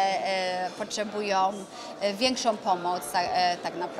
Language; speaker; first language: Polish; early bilingual, other home language; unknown